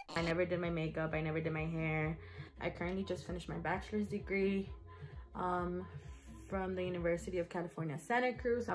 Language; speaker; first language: English; early bilingual, other home language; Spanish